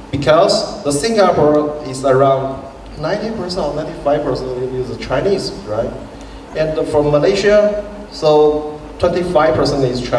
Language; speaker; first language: English; non-native, fluent; Chinese